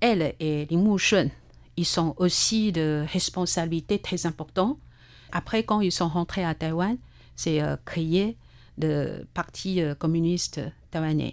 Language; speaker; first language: French; non-native, learner; Chinese